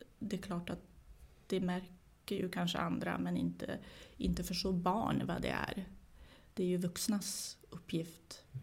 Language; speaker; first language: Swedish; early bilingual, other home language; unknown